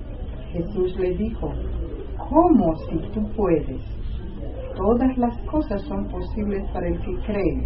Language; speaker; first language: Spanish; native; Spanish